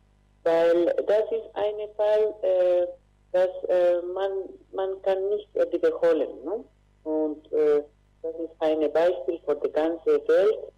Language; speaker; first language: German; non-native, learner; Spanish